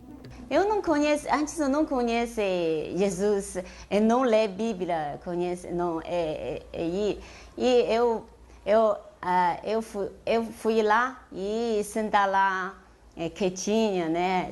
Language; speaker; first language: Portuguese; non-native, learner; Chinese